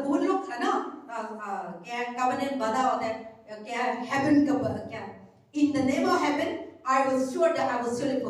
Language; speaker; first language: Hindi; non-native, local second language; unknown